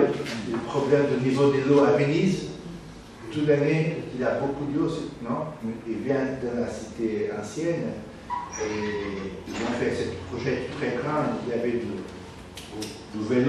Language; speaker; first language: French; non-native, learner; Portuguese